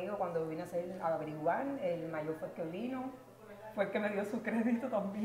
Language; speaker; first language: Spanish; native; Spanish